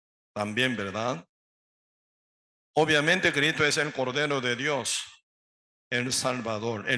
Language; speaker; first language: Spanish; non-native, learner; Korean